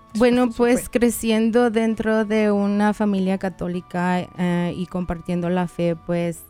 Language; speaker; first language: Spanish; native; Spanish